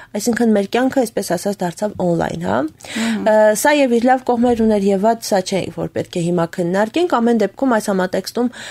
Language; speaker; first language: Armenian; native; Armenian